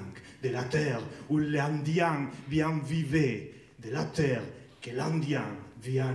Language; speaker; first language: French; non-native, learner; Spanish